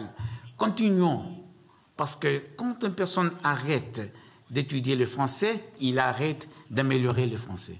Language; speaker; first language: French; non-native, learner; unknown